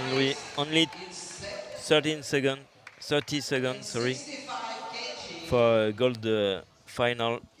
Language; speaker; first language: English; non-native, learner; French